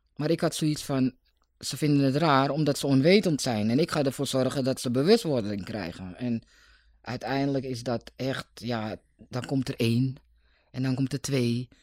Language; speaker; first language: Dutch; native; Dutch